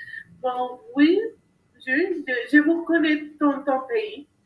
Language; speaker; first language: French; non-native, learner; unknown